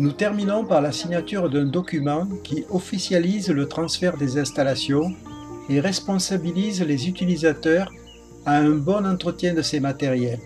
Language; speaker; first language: French; native; French